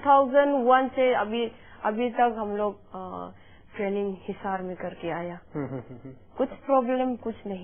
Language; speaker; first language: Hindi; non-native, local second language; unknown